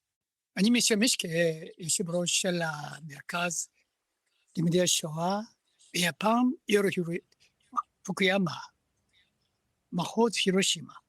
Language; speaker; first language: Hebrew; non-native, learner; Japanese